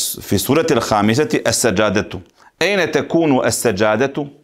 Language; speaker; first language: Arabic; non-native, fluent; Bosnian